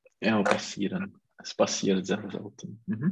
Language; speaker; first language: German; non-native, learner; Czech